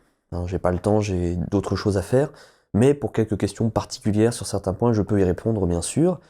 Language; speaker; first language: French; native; French